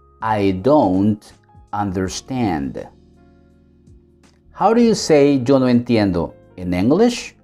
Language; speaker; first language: English; non-native, fluent; Spanish